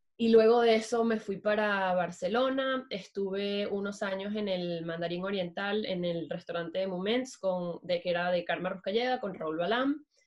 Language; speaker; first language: Spanish; native; Spanish